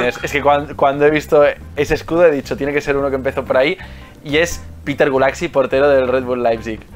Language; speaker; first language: Spanish; native; Spanish